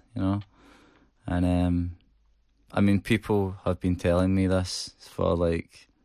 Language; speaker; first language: English; native; English